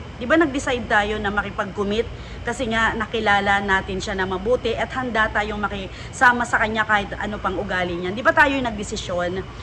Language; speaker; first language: Filipino; native; Filipino